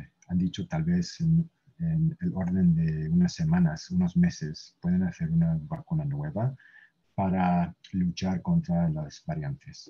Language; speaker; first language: Spanish; non-native, fluent; English